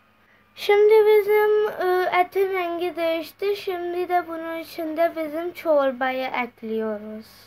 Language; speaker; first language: Turkish; non-native, fluent; Urdu